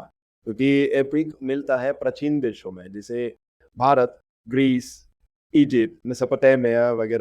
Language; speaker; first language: Hindi; non-native, fluent; Russian